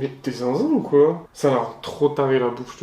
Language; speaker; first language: French; native; French